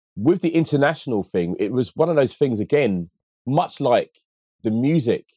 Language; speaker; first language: English; early bilingual, other home language; Akan